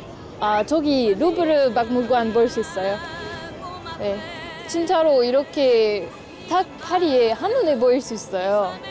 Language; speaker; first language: Korean; non-native, learner; French